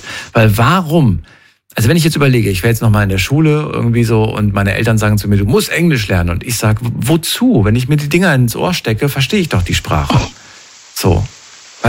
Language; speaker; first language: German; native; German